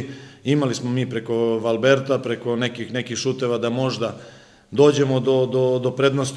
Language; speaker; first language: Serbian; native; Serbian